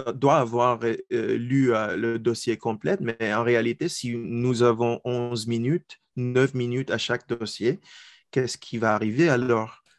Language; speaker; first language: French; non-native, fluent; Filipino